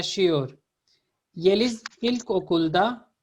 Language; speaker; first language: Turkish; non-native, fluent; Urdu